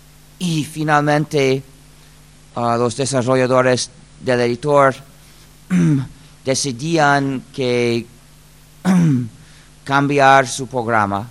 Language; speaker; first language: Spanish; non-native, fluent; English